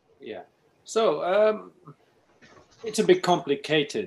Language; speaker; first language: English; non-native, fluent; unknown